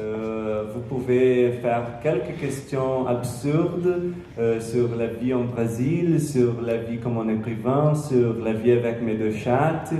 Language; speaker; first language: French; non-native, learner; Portuguese